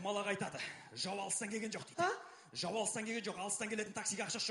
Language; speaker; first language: Kazakh; native; Kazakh